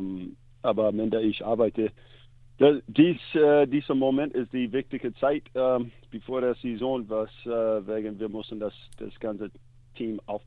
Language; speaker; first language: German; non-native, learner; English